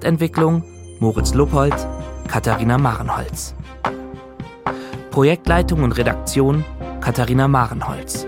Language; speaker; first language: German; native; German